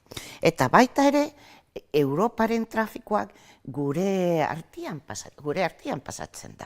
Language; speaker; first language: Basque; non-native, local second language; Spanish